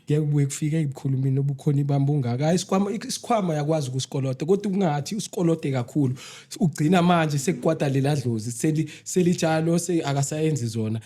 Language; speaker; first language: Zulu; native; Zulu